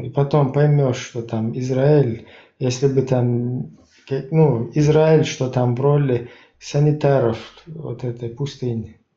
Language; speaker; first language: Russian; native; Russian